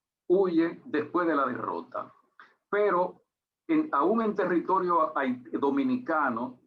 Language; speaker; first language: Spanish; native; Spanish